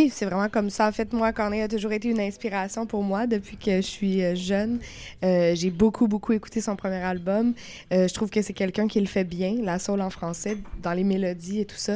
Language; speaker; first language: French; native; French